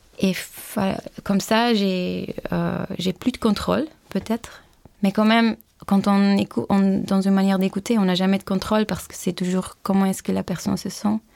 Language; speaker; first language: French; non-native, fluent; Turkish